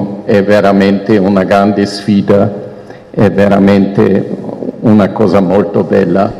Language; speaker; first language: Italian; non-native, fluent; German